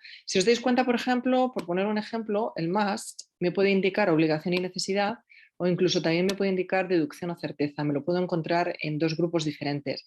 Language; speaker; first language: Spanish; native; Spanish